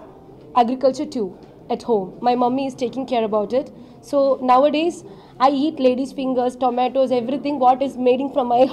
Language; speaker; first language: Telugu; non-native, learner; Malayalam